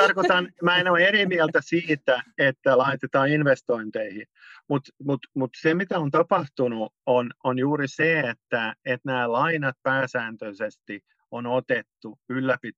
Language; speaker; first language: Finnish; non-native, local second language; Swedish